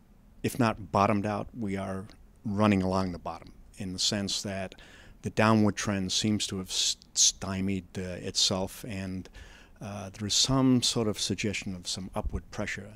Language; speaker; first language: English; native; English